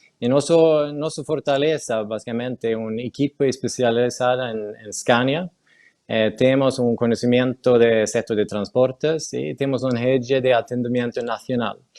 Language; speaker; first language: Portuguese; non-native, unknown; Spanish